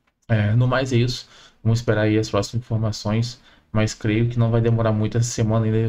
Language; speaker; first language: Portuguese; native; Portuguese